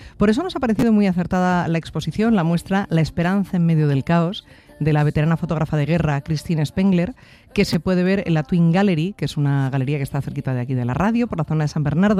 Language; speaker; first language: Spanish; native; Spanish